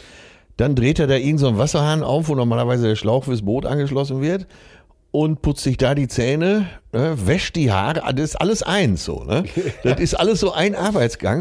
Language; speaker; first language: German; native; German